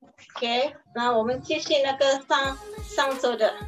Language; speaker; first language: Chinese; non-native, local second language; Indonesian